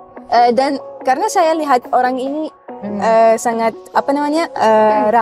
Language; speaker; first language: Indonesian; non-native, learner; Arabic